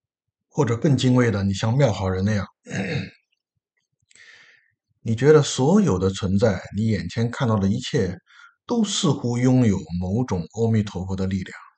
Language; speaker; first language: Chinese; native; Chinese